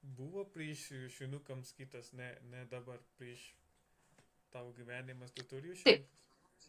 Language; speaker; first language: Lithuanian; non-native, learner; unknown